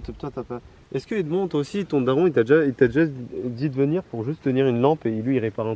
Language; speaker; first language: French; native; French